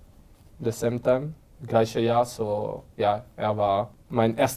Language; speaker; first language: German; non-native, learner; French